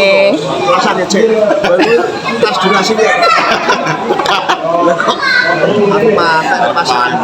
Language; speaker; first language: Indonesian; non-native, local second language; Javanese